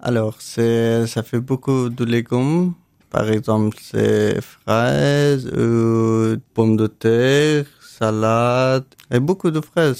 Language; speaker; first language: French; non-native, learner; Persian